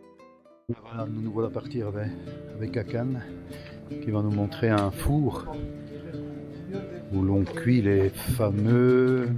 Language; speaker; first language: French; native; French